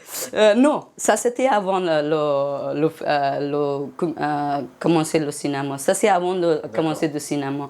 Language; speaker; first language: French; non-native, learner; Persian